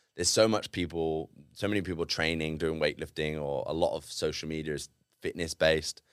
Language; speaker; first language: English; native; English